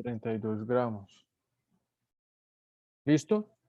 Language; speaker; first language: Spanish; native; Spanish